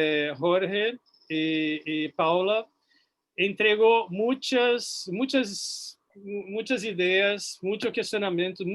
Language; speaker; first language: Spanish; non-native, fluent; Portuguese